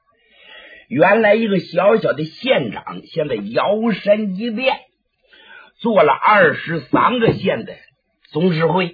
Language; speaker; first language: Chinese; native; Chinese